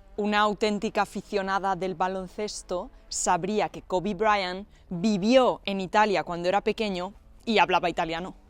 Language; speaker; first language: Spanish; native; Spanish